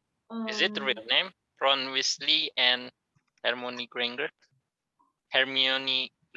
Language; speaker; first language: English; non-native, learner; Indonesian